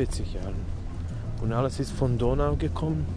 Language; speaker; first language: German; non-native, fluent; Serbian